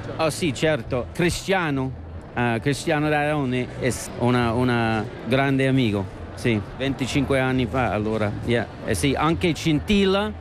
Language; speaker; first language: Italian; non-native, learner; English